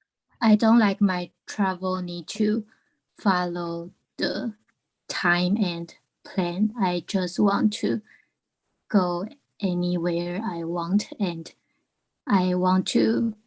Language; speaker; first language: English; non-native, learner; Chinese